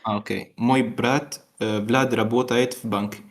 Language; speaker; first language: Russian; non-native, learner; English